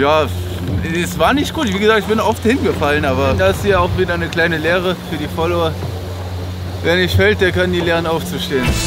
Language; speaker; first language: German; native; German